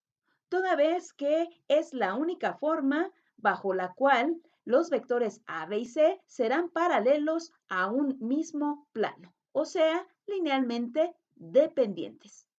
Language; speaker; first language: Spanish; native; Spanish